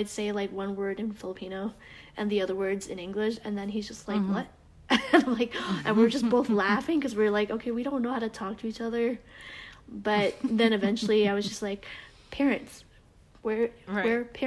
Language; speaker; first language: English; native; English